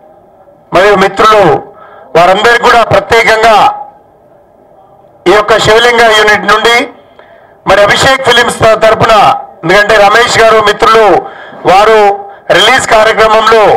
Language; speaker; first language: Telugu; native; Telugu